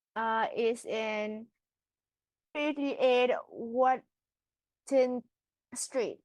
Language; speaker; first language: English; non-native, learner; Vietnamese